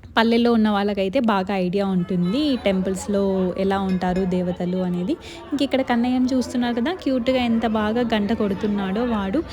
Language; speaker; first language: Telugu; non-native, local second language; Lambadi